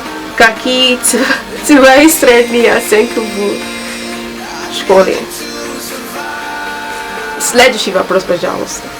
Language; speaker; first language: Russian; non-native, learner; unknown